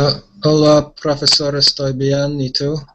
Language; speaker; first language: Spanish; non-native, learner; English